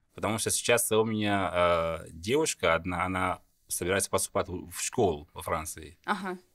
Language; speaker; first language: Russian; non-native, fluent; French